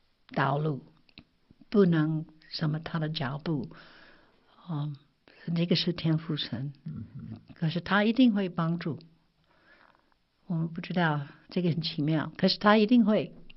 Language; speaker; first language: Chinese; non-native, fluent; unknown